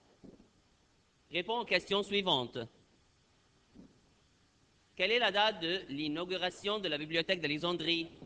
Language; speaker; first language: French; non-native, fluent; Arabic